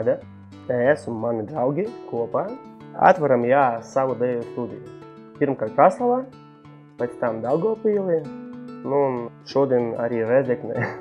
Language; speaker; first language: Latvian; non-native, local second language; Russian